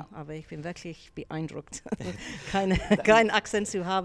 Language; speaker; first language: German; non-native, fluent; English